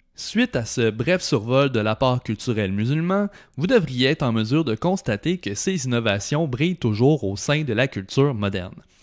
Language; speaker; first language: French; native; French